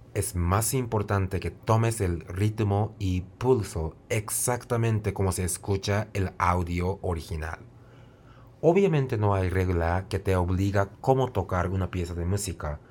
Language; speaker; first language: Spanish; non-native, fluent; Japanese